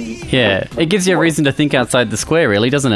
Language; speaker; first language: English; native; English